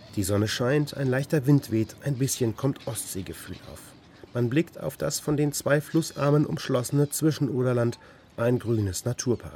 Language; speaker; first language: German; native; German